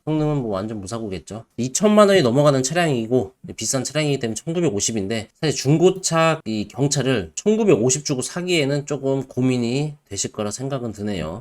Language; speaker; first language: Korean; native; Korean